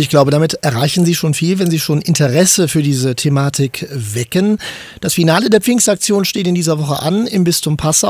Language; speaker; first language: German; native; German